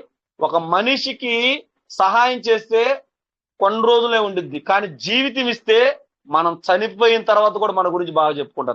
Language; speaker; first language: Telugu; native; Telugu